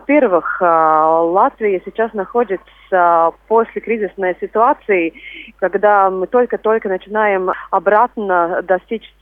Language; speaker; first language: Russian; non-native, local second language; Latvian